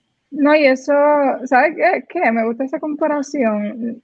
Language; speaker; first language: Spanish; native; Spanish